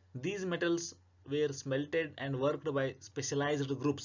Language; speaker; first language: English; non-native, local second language; Kannada